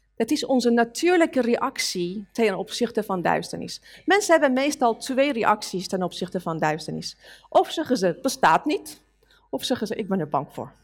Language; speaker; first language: Dutch; non-native, fluent; Persian